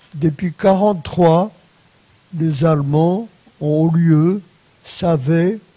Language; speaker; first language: French; non-native, fluent; Polish